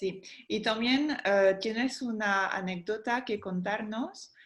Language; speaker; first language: Spanish; non-native, fluent; French